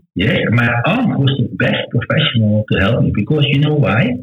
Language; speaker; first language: English; non-native, learner; Dutch